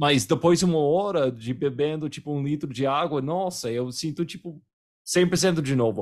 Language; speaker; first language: Portuguese; non-native, fluent; English